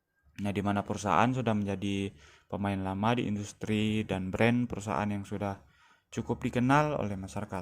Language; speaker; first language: Indonesian; native; Indonesian